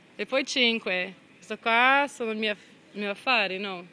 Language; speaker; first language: Italian; non-native, learner; Portuguese